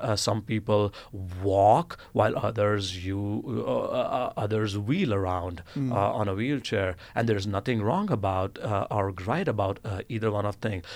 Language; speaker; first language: English; non-native, local second language; Gujarati